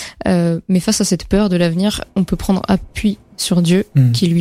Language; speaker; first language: French; native; French